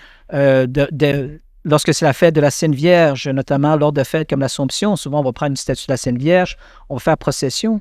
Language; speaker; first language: French; native; French